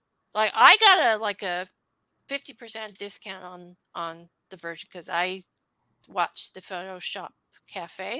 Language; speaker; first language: English; native; English